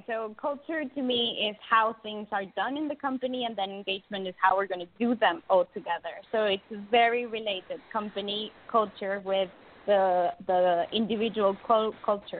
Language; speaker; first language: English; non-native, fluent; Spanish